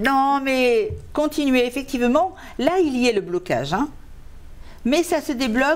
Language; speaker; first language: French; native; French